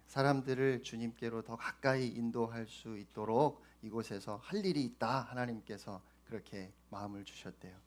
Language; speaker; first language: Korean; native; Korean